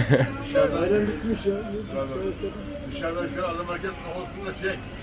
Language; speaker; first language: Turkish; native; Turkish